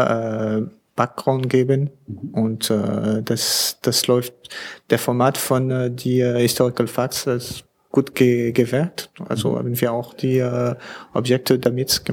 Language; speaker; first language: German; non-native, learner; French